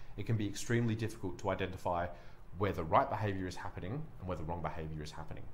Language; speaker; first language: English; native; English